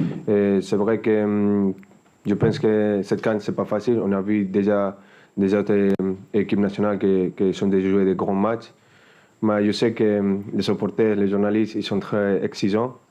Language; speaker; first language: French; non-native, fluent; Spanish